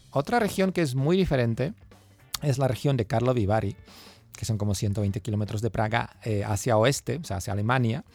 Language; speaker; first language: Spanish; non-native, fluent; Czech